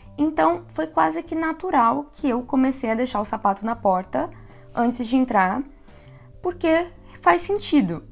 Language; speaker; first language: Portuguese; native; Portuguese